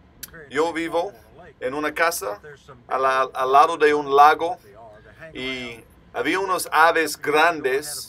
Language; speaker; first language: Spanish; non-native, learner; English